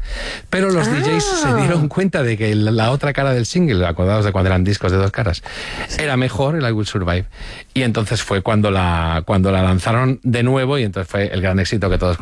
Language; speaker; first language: Spanish; native; Spanish